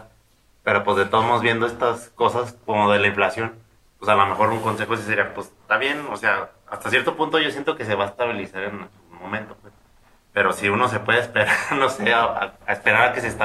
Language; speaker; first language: Spanish; native; Spanish